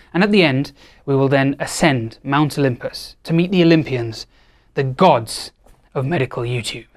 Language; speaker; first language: English; native; English